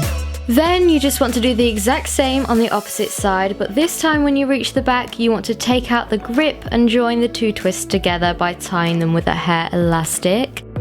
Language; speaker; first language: English; native; English